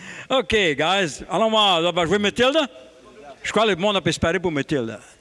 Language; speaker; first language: French; early bilingual, heritage; French